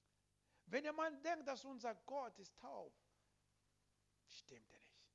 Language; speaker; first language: German; non-native, learner; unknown